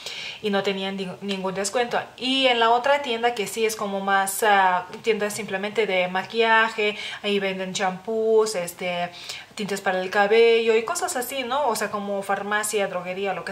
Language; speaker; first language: Spanish; non-native, fluent; Lithuanian